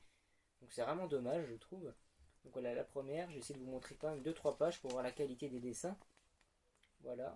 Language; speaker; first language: French; native; French